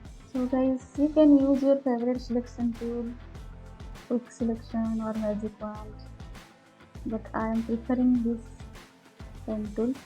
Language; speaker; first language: English; non-native, local second language; Hindi